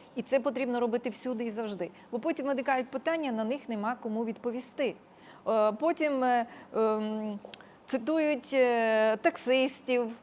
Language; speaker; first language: Ukrainian; native; Ukrainian